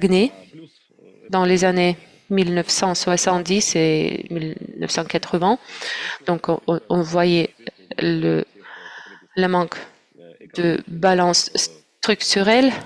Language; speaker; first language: French; non-native, fluent; Russian